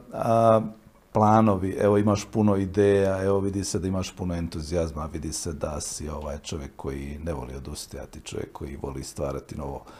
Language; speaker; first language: Croatian; native; Croatian